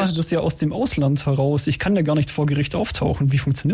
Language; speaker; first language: German; native; German